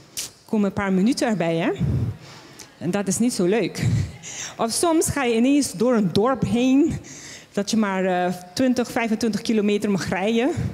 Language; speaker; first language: Dutch; non-native, local second language; Papiamento